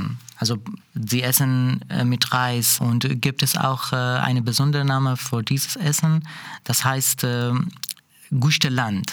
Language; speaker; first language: German; non-native, learner; Persian